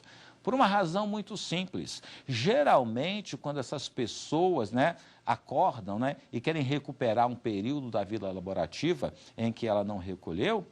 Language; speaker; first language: Portuguese; native; Portuguese